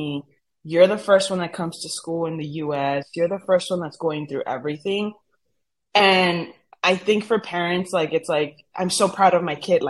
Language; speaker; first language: English; early bilingual, other home language; Spanish